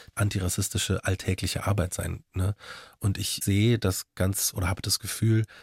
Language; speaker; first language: German; native; German